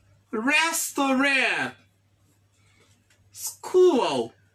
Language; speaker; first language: English; non-native, fluent; Haitian Creole